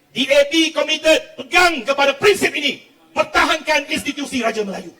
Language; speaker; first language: Malay; non-native, local second language; Chinese